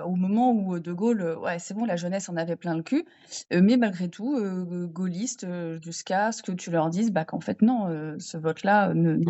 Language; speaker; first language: French; native; French